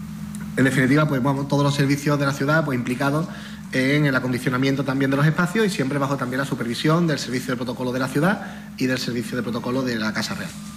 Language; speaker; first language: Spanish; native; Spanish